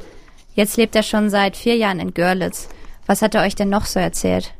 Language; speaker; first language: German; native; German